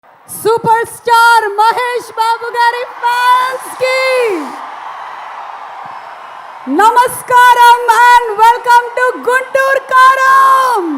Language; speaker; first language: Telugu; native; Telugu